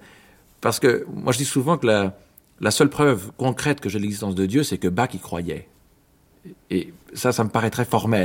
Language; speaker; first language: French; native; French